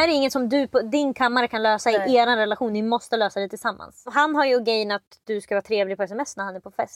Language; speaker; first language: Swedish; native; Swedish